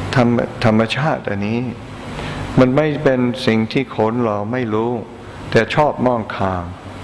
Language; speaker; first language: Thai; non-native, fluent; English